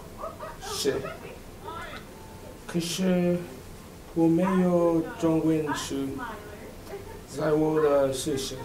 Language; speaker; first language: Chinese; non-native, learner; English